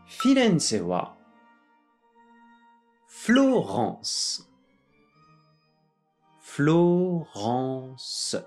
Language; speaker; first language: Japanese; non-native, fluent; French